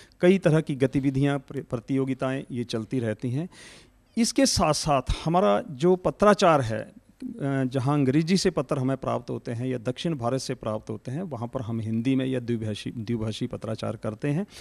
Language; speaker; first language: Hindi; native; Hindi